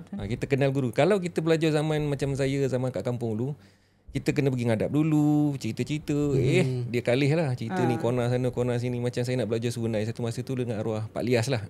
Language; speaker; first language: Malay; native; Malay